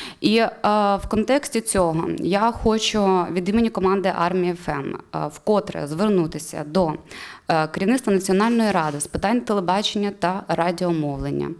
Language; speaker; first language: Ukrainian; native; Ukrainian